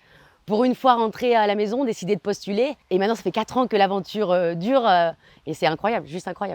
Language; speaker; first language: French; native; French